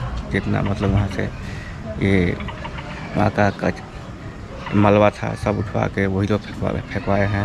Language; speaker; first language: Hindi; non-native, local second language; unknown